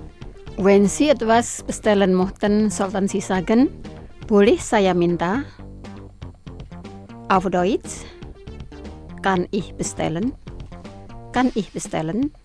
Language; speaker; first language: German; non-native, fluent; Indonesian